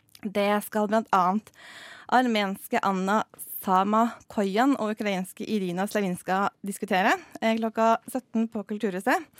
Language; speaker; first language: Norwegian; native; Norwegian